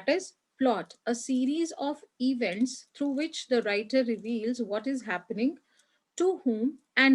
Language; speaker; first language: English; non-native, local second language; Hindi